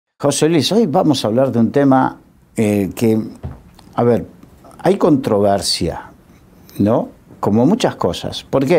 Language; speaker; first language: Spanish; native; Spanish